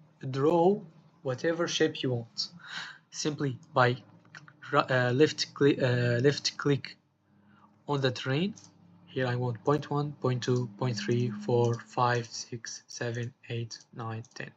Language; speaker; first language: English; non-native, fluent; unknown